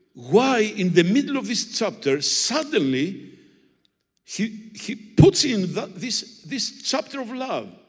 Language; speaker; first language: English; non-native, fluent; Greek